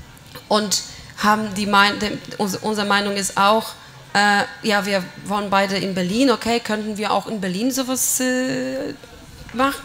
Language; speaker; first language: German; non-native, fluent; Polish